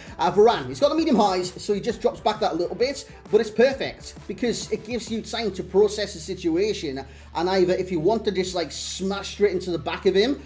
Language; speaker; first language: English; native; English